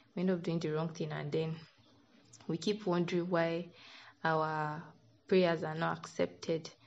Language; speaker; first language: English; non-native, local second language; Yoruba